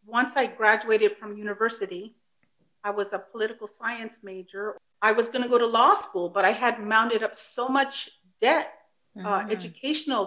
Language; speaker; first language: English; early bilingual, other home language; Spanish